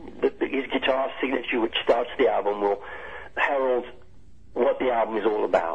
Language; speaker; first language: English; native; English